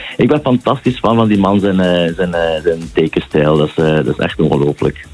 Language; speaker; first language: Dutch; native; Dutch